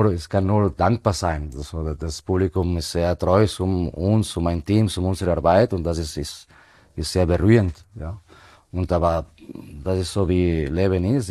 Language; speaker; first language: German; non-native, fluent; Spanish